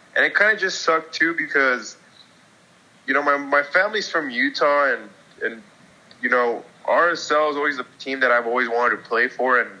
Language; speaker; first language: English; native; English